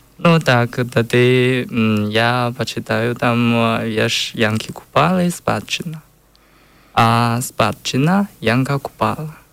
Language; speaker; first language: Belarusian; non-native, learner; Chinese